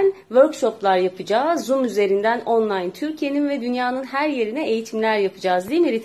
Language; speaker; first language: Turkish; native; Turkish